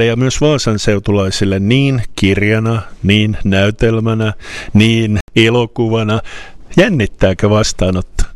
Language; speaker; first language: Finnish; native; Finnish